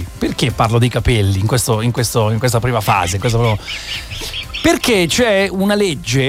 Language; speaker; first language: Italian; native; Italian